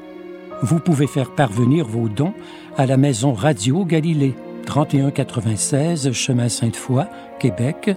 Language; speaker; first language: French; native; French